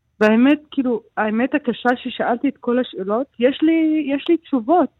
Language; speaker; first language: Hebrew; non-native, local second language; Arabic